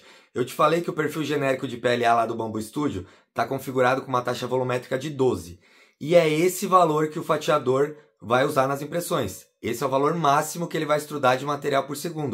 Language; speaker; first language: Portuguese; native; Portuguese